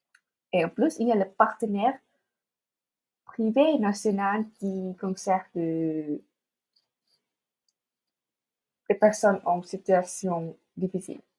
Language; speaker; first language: French; non-native, fluent; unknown